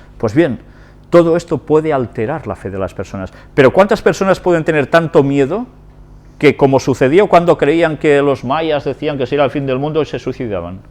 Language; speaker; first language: Spanish; non-native, local second language; Catalan